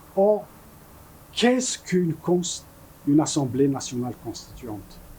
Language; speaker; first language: French; non-native, local second language; Kabyle